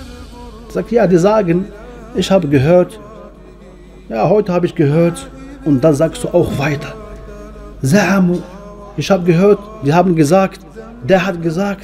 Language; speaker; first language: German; non-native, fluent; Arabic